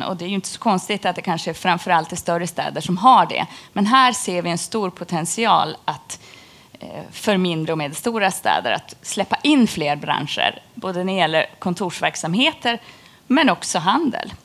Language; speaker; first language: Swedish; native; Swedish